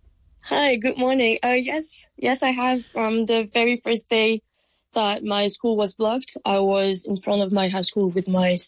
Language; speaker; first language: English; non-native, fluent; French